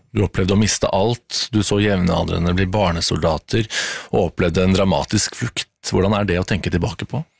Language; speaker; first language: Norwegian; native; Norwegian